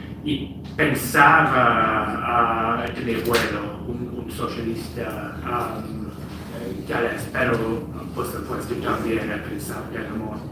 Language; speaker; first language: Spanish; non-native, fluent; English